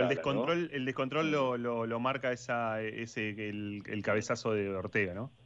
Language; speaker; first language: Spanish; native; Spanish